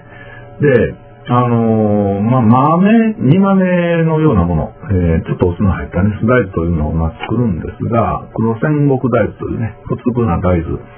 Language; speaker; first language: Japanese; native; Japanese